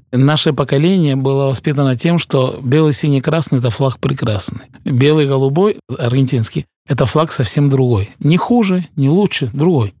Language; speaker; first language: Russian; early bilingual, heritage; Russian